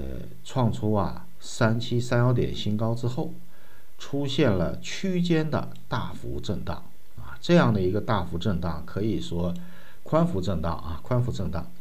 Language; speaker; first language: Chinese; native; Chinese